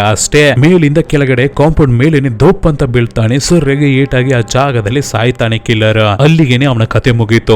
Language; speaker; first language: Kannada; native; Kannada